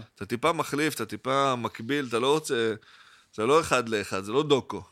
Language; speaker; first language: Hebrew; native; Hebrew